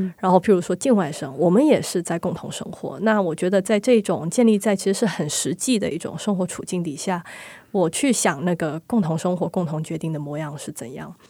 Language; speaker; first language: Chinese; non-native, local second language; Cantonese